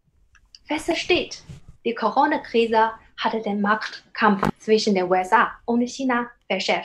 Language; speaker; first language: German; non-native, fluent; Chinese